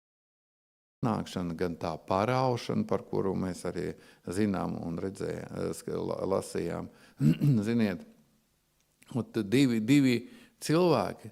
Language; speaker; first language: Latvian; non-native, local second language; Russian